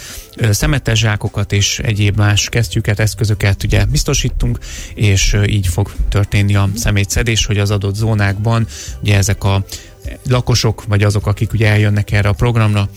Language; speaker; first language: Hungarian; native; Hungarian